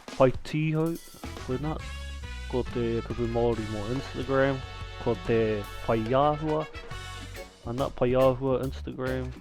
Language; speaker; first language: Māori; non-native, local second language; English